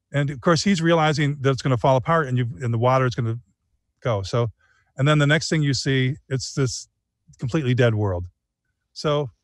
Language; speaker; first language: English; native; English